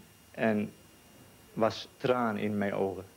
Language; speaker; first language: Dutch; non-native, learner; Turkish